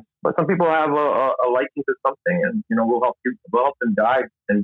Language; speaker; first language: English; non-native, local second language; Cebuano